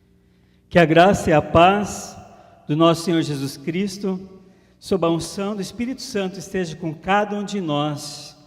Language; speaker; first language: Portuguese; native; Portuguese